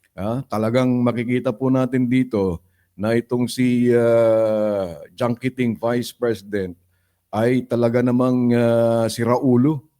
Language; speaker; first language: Filipino; native; Filipino